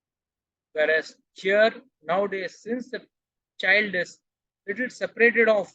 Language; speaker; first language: English; non-native, local second language; Hindi